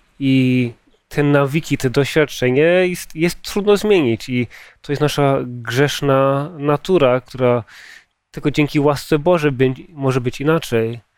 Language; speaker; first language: Polish; early bilingual, heritage; Polish